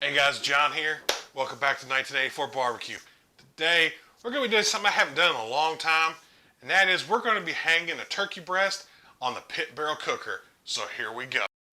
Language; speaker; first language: English; native; English